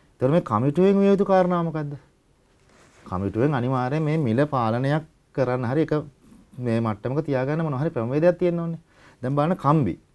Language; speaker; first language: Sinhala; native; Sinhala